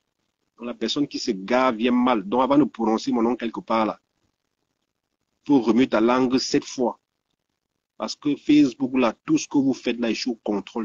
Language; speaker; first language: French; native; French